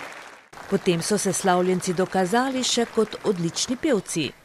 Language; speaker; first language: Slovenian; native; Slovenian